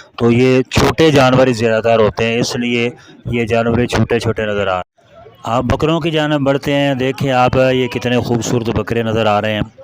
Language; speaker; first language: Urdu; non-native, local second language; Saraiki